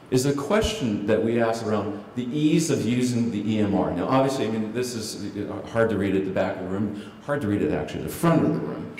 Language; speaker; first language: English; native; English